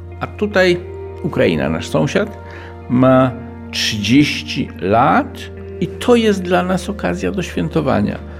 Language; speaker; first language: Polish; native; Polish